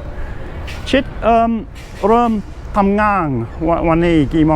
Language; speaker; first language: Thai; non-native, learner; English